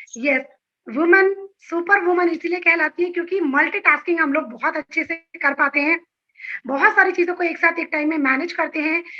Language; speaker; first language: Hindi; native; Hindi